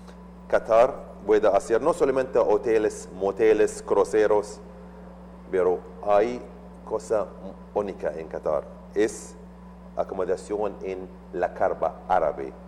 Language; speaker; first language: Spanish; non-native, learner; Arabic